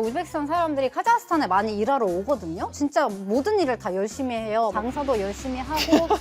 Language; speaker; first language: Korean; non-native, fluent; Kazakh